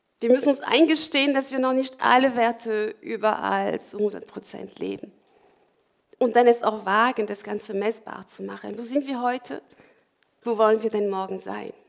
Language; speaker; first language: German; non-native, fluent; French